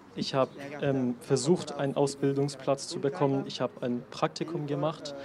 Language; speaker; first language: German; non-native, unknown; Persian